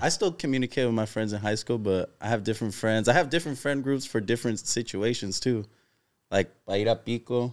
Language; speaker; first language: English; early bilingual, other home language; Spanish